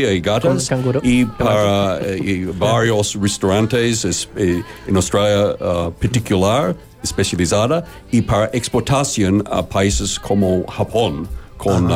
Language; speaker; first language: Spanish; non-native, learner; English